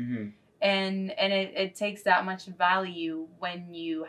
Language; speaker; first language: English; non-native, fluent; Spanish